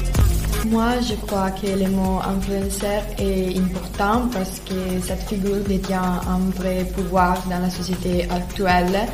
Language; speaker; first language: French; non-native, fluent; Italian